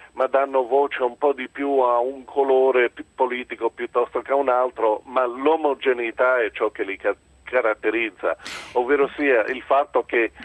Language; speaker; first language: Italian; early bilingual, other home language; English